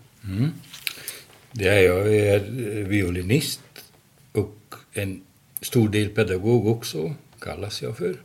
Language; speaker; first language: Swedish; non-native, fluent; Hungarian